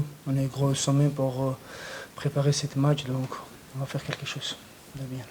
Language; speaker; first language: French; non-native, learner; Georgian